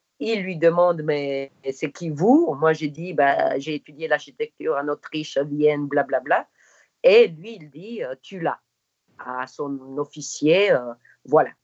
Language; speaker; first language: French; non-native, fluent; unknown